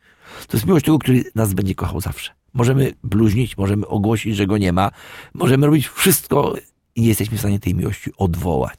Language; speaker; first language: Polish; native; Polish